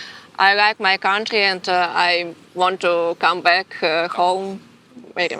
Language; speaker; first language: English; non-native, learner; Ukrainian